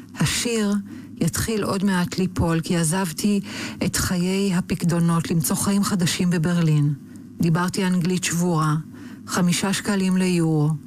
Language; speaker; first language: Hebrew; native; Hebrew